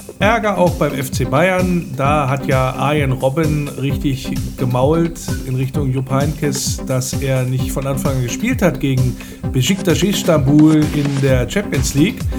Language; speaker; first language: German; native; German